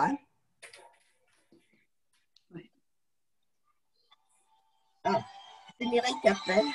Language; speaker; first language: French; native; French